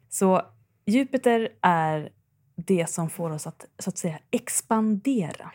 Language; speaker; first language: Swedish; native; Swedish